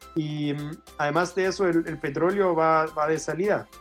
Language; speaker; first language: Spanish; non-native, fluent; German